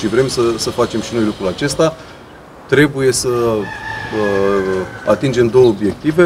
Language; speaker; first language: Romanian; native; Romanian